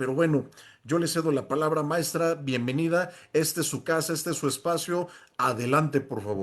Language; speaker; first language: Spanish; native; Spanish